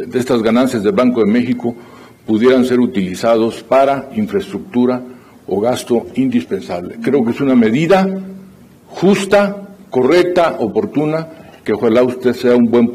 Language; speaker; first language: Spanish; native; Spanish